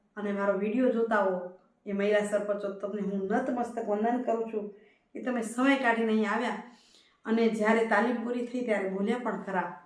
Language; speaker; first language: Gujarati; non-native, local second language; Kachhi